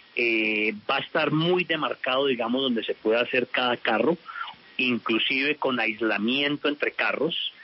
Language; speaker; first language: Spanish; early bilingual, heritage; Spanish